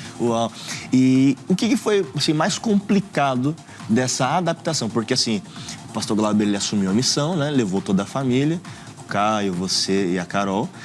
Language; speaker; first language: Portuguese; native; Portuguese